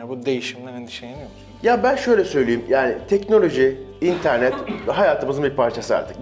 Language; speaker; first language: Turkish; native; Turkish